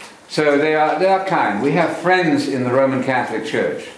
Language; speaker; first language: English; native; English